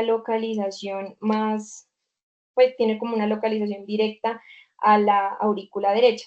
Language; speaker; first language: Spanish; native; Spanish